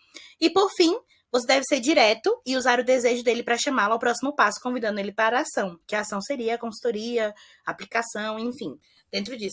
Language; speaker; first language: Portuguese; native; Portuguese